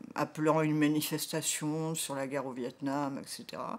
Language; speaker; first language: French; native; French